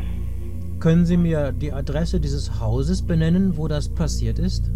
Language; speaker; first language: German; native; German